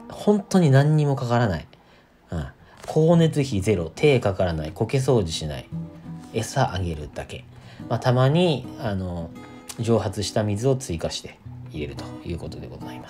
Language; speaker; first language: Japanese; native; Japanese